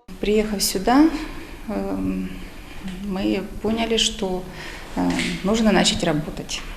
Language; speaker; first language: Ukrainian; non-native, local second language; Russian